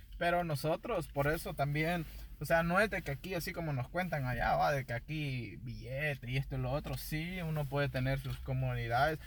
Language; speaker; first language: Spanish; native; Spanish